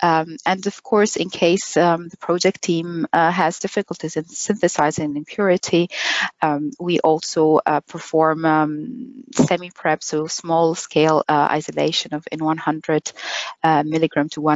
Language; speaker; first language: English; non-native, fluent; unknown